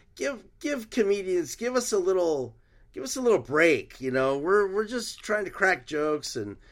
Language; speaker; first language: English; early bilingual, other home language; Spanish